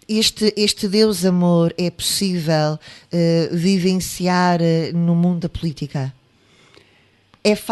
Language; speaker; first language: Portuguese; native; Portuguese